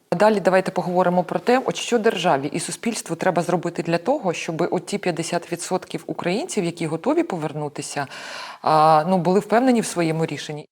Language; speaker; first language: Ukrainian; native; Ukrainian